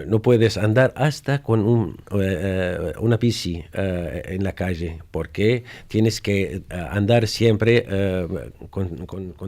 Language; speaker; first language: Spanish; non-native, fluent; Arabic